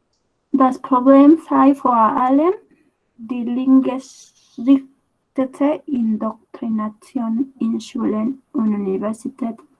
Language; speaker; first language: German; non-native, learner; Spanish